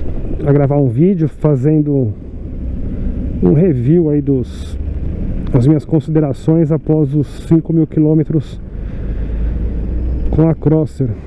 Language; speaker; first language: Portuguese; native; Portuguese